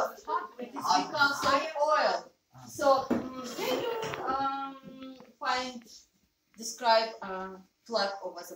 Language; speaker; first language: English; non-native, learner; Azerbaijani